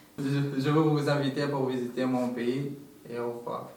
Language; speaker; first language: French; non-native, local second language; Arabic